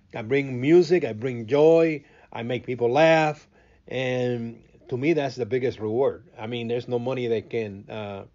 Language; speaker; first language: English; non-native, fluent; Spanish